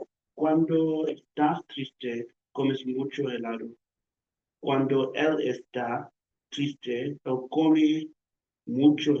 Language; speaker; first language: Spanish; non-native, learner; English